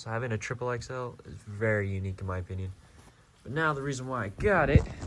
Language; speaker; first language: English; native; English